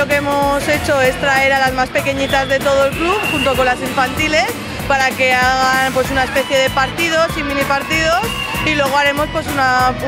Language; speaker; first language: Spanish; native; Spanish